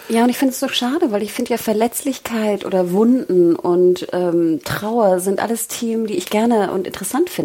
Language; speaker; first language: German; native; German